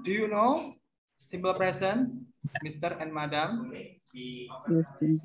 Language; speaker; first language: English; non-native, learner; Indonesian